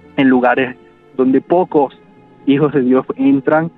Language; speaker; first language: Spanish; native; Spanish